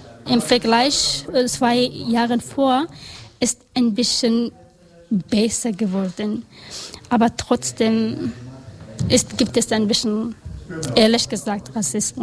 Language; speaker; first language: German; non-native, learner; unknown